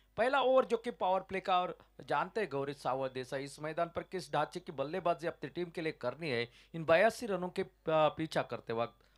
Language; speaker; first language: Hindi; non-native, local second language; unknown